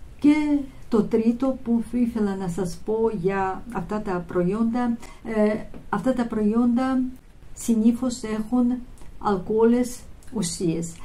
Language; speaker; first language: Greek; non-native, fluent; Russian